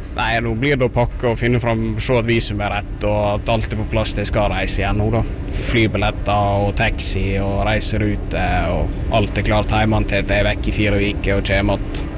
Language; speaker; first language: Norwegian; native; Norwegian